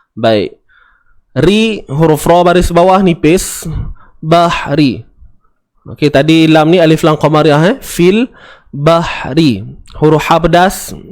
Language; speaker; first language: Malay; native; Malay